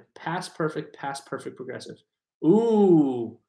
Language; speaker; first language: Spanish; non-native, fluent; English